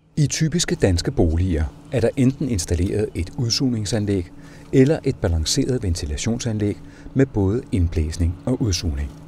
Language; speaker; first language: Danish; native; Danish